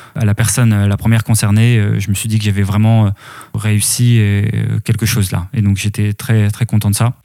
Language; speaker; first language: French; native; French